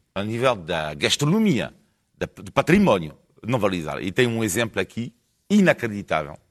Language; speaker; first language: Portuguese; non-native, fluent; French